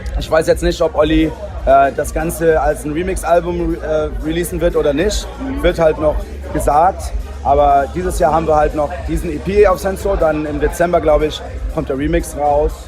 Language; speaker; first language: German; early bilingual, heritage; Portuguese